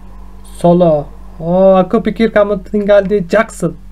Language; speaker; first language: Indonesian; non-native, fluent; Turkish